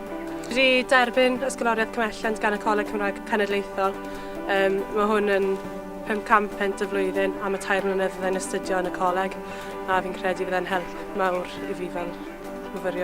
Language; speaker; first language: Welsh; native; Welsh